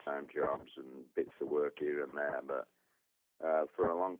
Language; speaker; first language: English; native; English